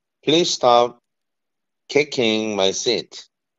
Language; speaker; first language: English; non-native, learner; Korean